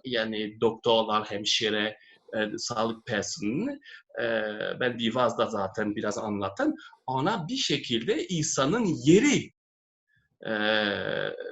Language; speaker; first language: Turkish; non-native, fluent; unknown